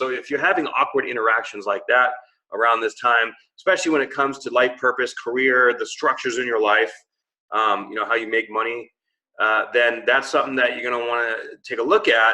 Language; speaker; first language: English; native; English